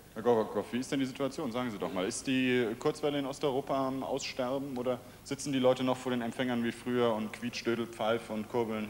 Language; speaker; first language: German; native; German